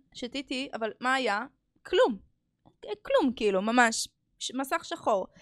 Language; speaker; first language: Hebrew; early bilingual, other home language; Russian